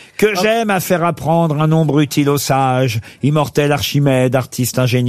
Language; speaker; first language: French; native; French